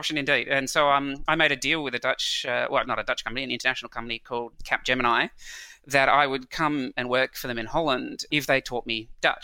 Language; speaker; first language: English; native; English